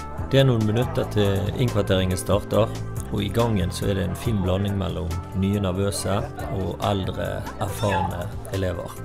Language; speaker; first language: Norwegian; native; Norwegian